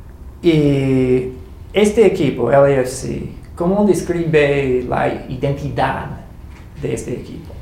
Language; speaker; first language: Spanish; non-native, fluent; English